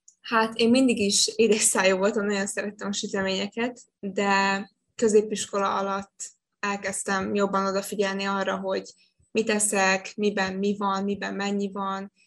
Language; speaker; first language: Hungarian; native; Hungarian